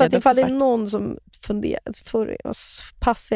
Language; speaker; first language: Swedish; native; Swedish